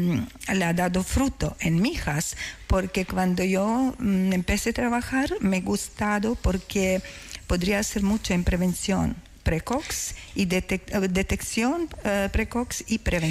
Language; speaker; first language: Spanish; non-native, fluent; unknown